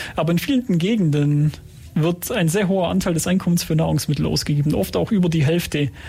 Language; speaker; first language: German; native; German